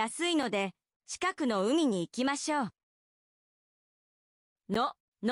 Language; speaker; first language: Japanese; non-native, learner; English